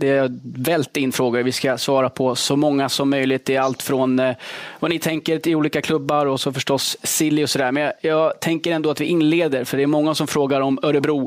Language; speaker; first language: Swedish; native; Swedish